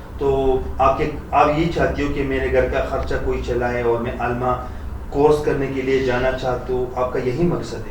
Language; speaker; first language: Urdu; non-native, local second language; Punjabi